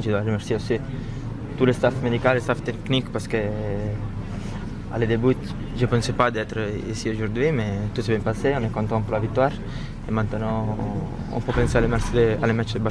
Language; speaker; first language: French; non-native, fluent; Italian